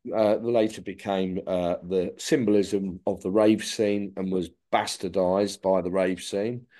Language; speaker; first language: English; native; English